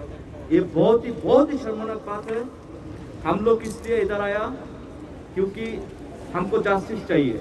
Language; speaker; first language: Hindi; non-native, learner; Bangla